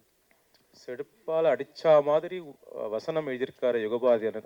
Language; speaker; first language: Tamil; native; Tamil